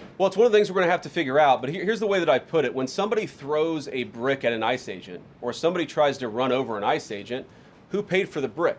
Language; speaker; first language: English; native; English